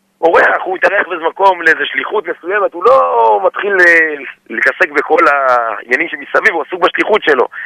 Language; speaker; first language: Hebrew; native; Hebrew